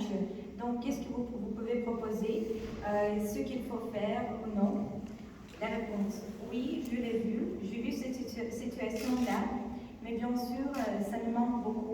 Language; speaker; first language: French; non-native, fluent; Ukrainian